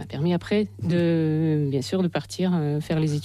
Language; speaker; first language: French; non-native, fluent; Russian